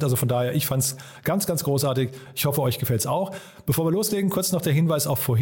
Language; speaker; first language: German; native; German